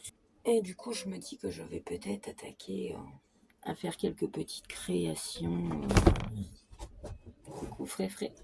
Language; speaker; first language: French; native; French